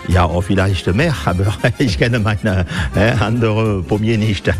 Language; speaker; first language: German; non-native, fluent; French